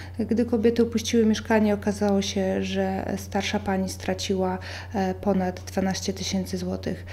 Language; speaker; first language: Polish; native; Polish